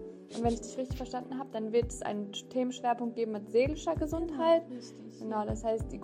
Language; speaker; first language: German; early bilingual, other home language; Turkish